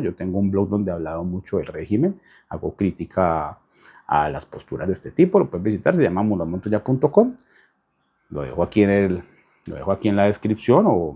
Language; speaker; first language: Spanish; native; Spanish